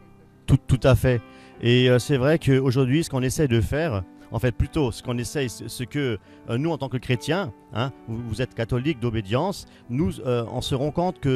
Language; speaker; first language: French; native; French